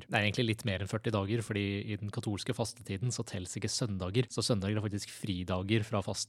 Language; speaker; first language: Norwegian; native; Norwegian